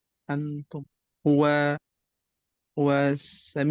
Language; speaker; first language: Arabic; non-native, learner; Indonesian